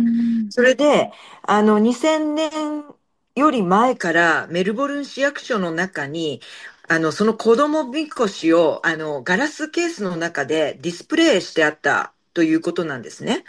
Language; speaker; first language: Japanese; native; Japanese